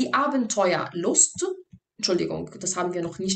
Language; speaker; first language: German; non-native, fluent; Arabic